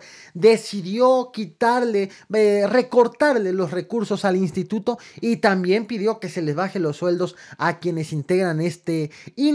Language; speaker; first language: Spanish; native; Spanish